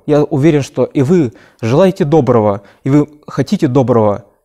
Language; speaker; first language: Russian; native; Russian